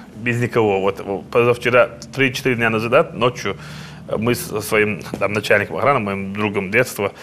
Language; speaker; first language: Russian; non-native, local second language; Chechen